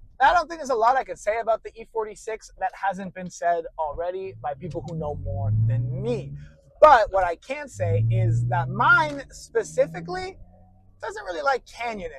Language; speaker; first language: English; native; English